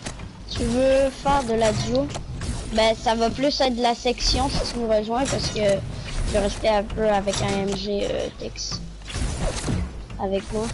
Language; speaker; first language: French; native; French